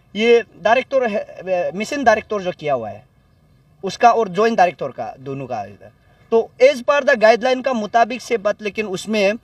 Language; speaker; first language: Hindi; non-native, local second language; Nyishi